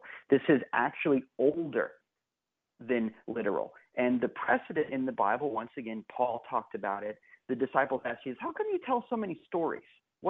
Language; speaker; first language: English; native; English